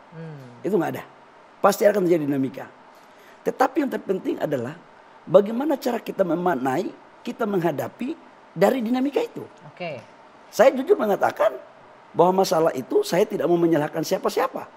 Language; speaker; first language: Indonesian; native; Indonesian